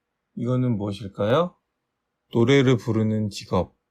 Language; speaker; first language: Korean; native; Korean